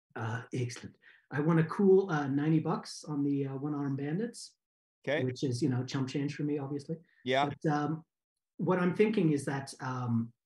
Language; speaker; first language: English; native; English